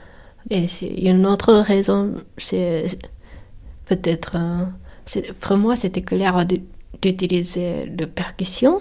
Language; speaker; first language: French; non-native, fluent; Japanese